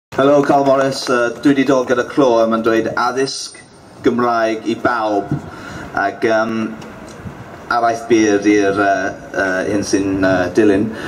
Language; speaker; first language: Welsh; non-native, local second language; English